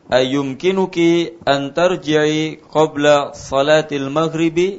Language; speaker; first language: Arabic; non-native, learner; Indonesian